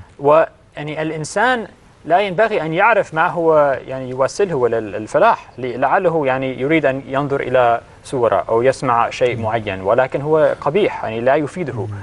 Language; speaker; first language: Arabic; non-native, fluent; English